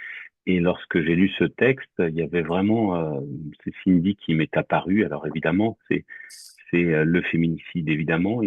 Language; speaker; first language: French; native; French